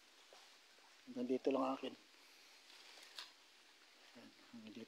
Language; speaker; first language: Filipino; native; Filipino